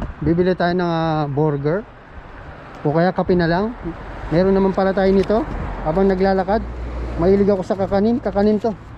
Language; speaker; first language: Filipino; native; Filipino